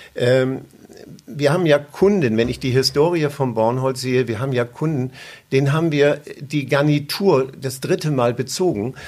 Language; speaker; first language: German; native; German